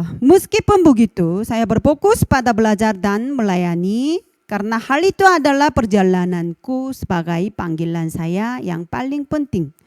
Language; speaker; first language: Indonesian; non-native, fluent; Korean